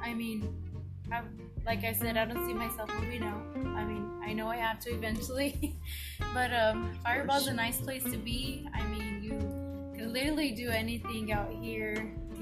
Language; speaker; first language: English; native; English